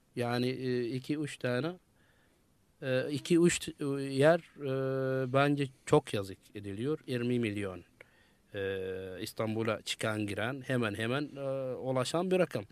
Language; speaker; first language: Turkish; non-native, fluent; Arabic